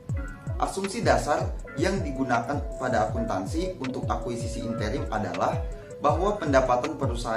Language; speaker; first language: Indonesian; native; Indonesian